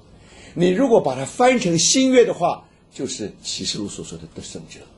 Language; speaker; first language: Chinese; native; Chinese